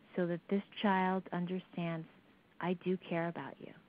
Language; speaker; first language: English; native; English